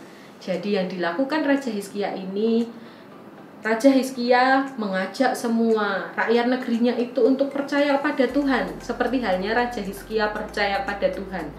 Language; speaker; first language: Indonesian; native; Indonesian